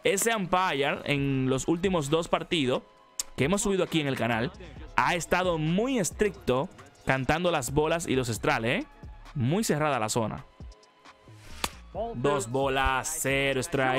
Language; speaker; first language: Spanish; native; Spanish